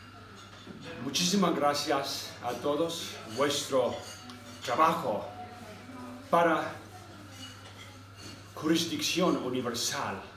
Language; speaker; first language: Spanish; non-native, learner; Tibetan